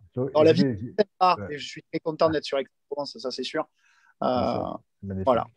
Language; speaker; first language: French; native; French